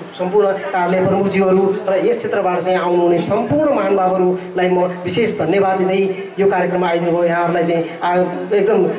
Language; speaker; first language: Nepali; native; Nepali